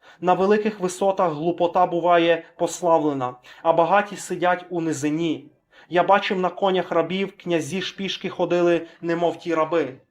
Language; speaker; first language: Ukrainian; native; Ukrainian